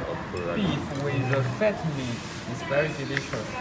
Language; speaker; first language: English; non-native, learner; Chinese